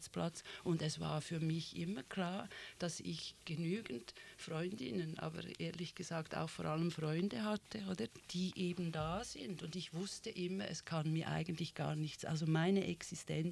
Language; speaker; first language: German; native; German